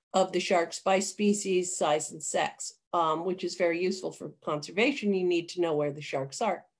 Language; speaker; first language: English; native; English